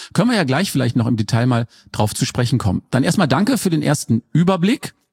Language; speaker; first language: German; native; German